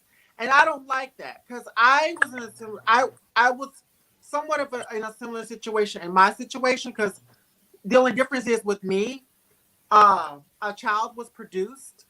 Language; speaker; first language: English; native; English